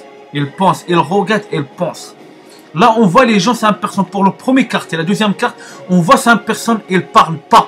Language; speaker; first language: French; non-native, learner; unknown